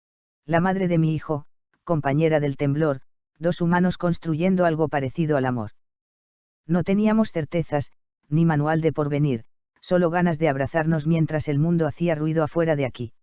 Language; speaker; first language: Spanish; native; Spanish